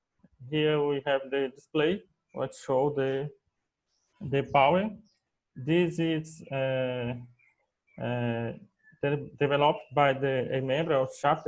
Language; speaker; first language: English; non-native, learner; Portuguese